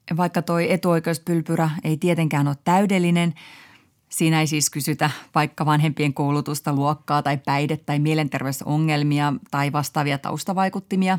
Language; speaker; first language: Finnish; native; Finnish